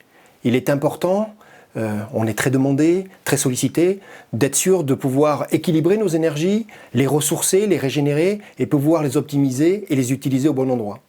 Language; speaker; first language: French; native; French